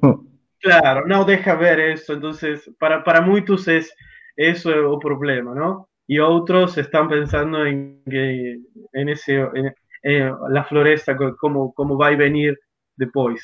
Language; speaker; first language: Portuguese; non-native, learner; Spanish